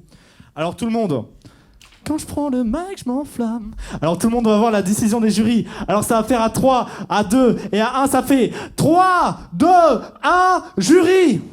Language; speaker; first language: French; native; French